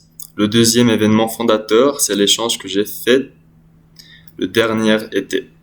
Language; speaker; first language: French; non-native, learner; English